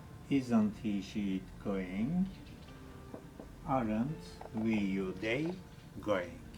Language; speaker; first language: English; non-native, fluent; Turkish